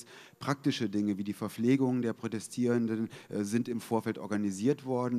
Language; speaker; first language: German; native; German